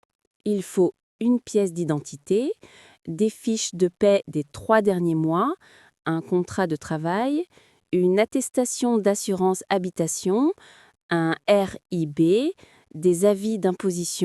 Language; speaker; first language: French; non-native, fluent; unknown